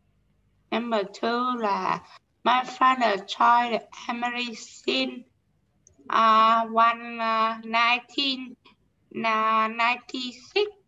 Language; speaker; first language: English; non-native, learner; Vietnamese